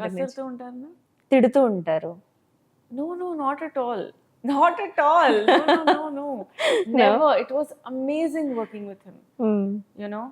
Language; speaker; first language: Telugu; non-native, learner; Hindi